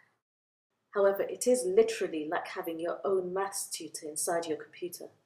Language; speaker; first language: English; native; English